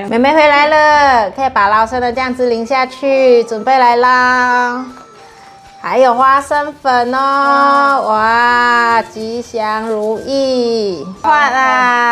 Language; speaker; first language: Chinese; native; Chinese